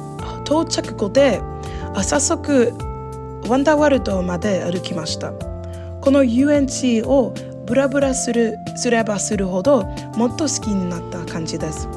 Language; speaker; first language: Japanese; non-native, learner; English